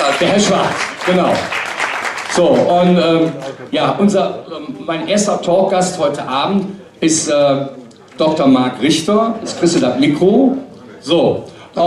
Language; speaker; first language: German; native; German